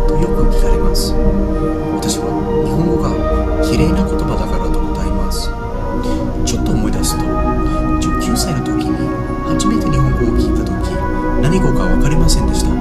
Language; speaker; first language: Japanese; non-native, fluent; English